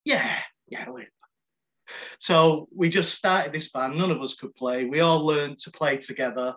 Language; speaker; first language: English; native; English